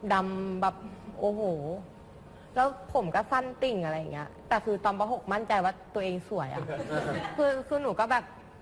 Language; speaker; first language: Thai; native; Thai